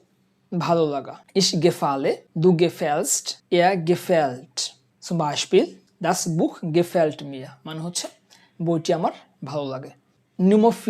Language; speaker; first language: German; non-native, fluent; Bangla